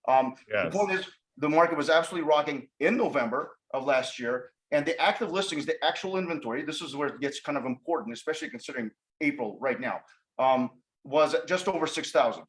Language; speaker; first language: English; native; English